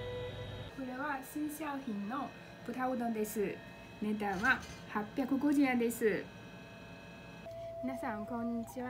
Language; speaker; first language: Japanese; non-native, learner; Mongolian